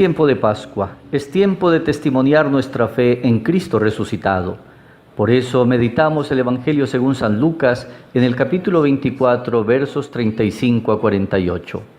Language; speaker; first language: Spanish; native; Spanish